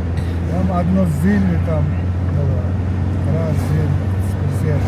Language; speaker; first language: Russian; non-native, local second language; Uzbek